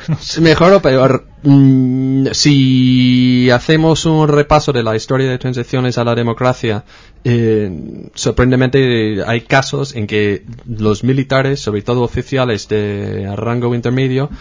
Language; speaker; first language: Spanish; non-native, fluent; English